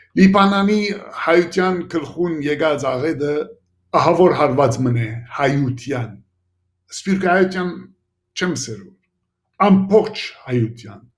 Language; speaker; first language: Armenian; early bilingual, heritage; Armenian